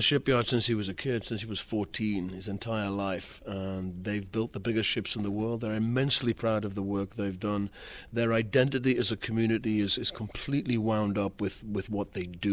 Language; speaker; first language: English; native; English